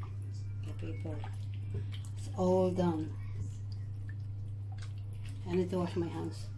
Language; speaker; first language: English; non-native, learner; Filipino